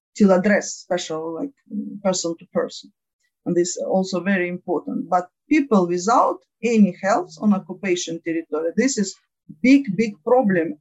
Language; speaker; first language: English; non-native, learner; Ukrainian